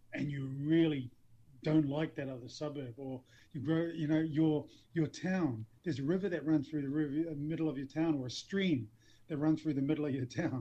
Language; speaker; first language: English; native; English